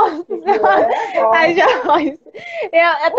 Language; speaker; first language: Portuguese; native; Portuguese